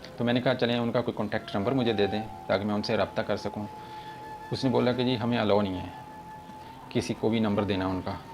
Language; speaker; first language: Urdu; non-native, local second language; Punjabi